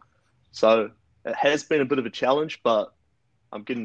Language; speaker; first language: English; native; English